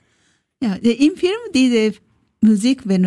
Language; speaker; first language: German; non-native, learner; Japanese